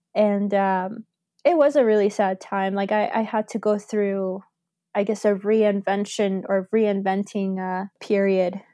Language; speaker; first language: English; early bilingual, other home language; Spanish